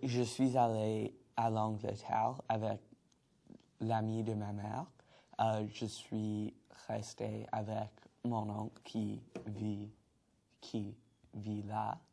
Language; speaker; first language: French; non-native, learner; English